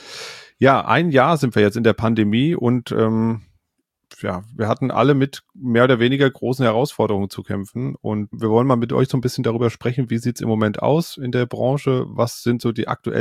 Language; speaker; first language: German; native; German